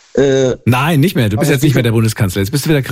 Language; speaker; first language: German; native; German